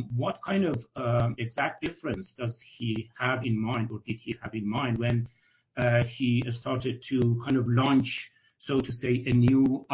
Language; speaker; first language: English; non-native, fluent; Persian